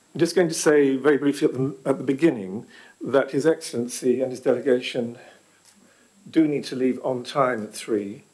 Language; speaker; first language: English; native; English